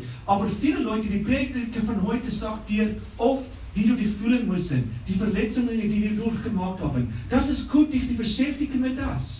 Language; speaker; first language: German; non-native, fluent; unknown